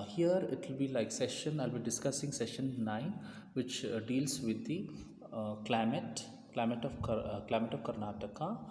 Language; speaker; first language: English; non-native, local second language; Kannada